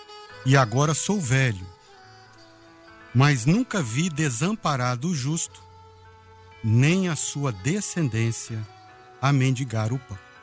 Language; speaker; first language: Portuguese; native; Portuguese